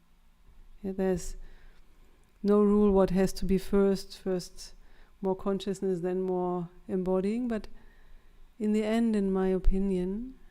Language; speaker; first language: English; non-native, fluent; German